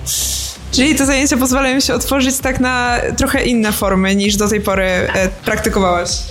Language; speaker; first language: Polish; native; Polish